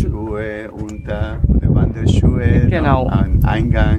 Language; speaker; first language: German; non-native, learner; Spanish